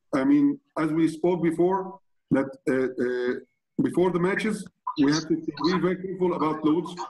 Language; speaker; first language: English; non-native, fluent; Arabic